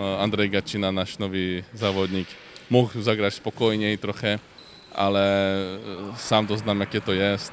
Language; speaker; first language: Polish; non-native, fluent; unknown